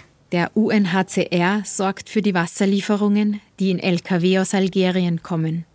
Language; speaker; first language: German; native; German